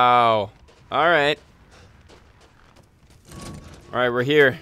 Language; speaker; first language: English; native; English